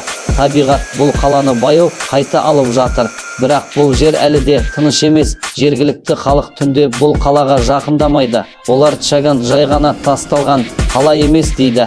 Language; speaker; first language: Kazakh; native; Kazakh